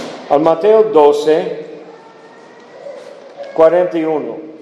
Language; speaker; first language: Spanish; non-native, fluent; English